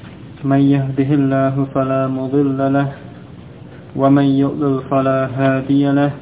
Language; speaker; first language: Arabic; non-native, fluent; Indonesian